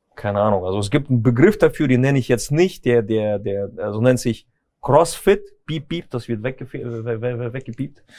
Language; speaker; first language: German; early bilingual, other home language; Russian